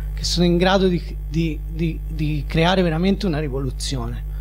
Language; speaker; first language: Italian; native; Italian